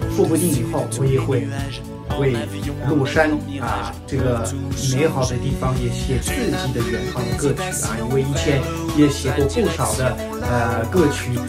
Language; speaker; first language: Chinese; non-native, fluent; French